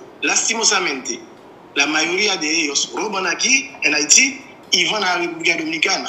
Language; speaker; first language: Spanish; non-native, fluent; Haitian Creole